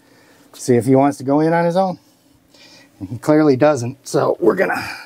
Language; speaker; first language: English; native; English